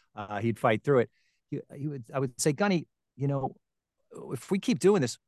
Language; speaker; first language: English; native; English